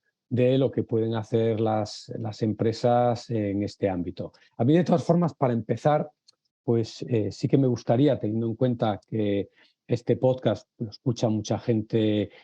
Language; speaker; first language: Spanish; native; Spanish